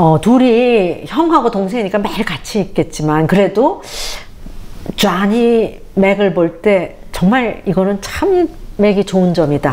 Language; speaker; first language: Korean; native; Korean